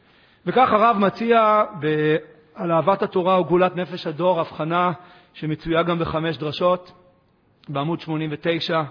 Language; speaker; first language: Hebrew; native; Hebrew